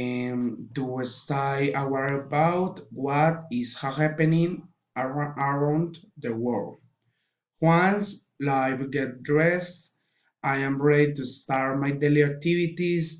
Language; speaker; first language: English; non-native, learner; Spanish